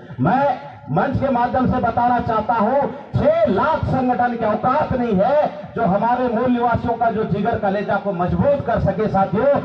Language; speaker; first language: Hindi; non-native, local second language; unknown